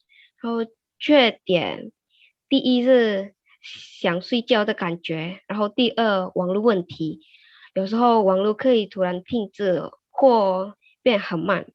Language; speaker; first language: Chinese; early bilingual, heritage; Chinese